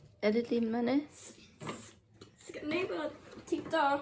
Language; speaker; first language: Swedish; non-native, learner; Thai